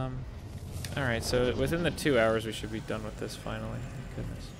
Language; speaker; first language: English; native; English